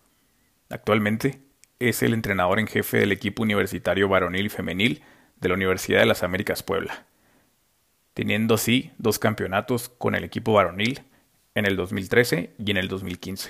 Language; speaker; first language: Spanish; native; Spanish